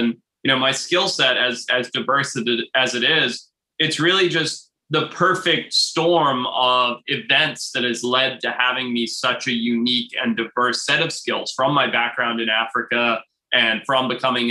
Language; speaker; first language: English; native; English